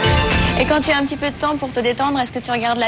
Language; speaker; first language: French; native; French